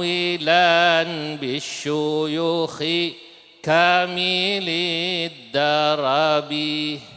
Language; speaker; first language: Arabic; non-native, fluent; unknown